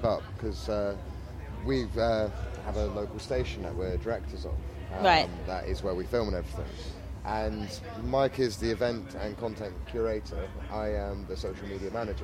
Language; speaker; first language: English; native; English